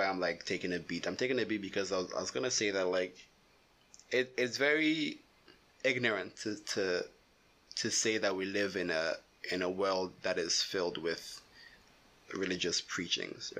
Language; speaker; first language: English; non-native, local second language; Akan